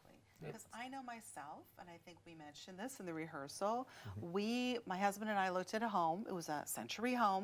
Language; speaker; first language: English; native; English